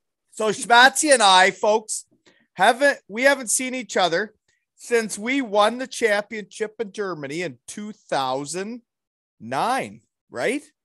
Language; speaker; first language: English; native; English